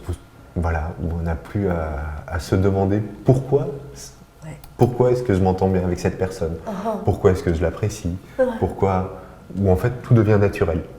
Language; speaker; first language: French; native; French